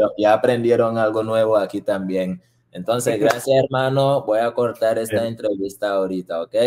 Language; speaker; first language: Spanish; non-native, local second language; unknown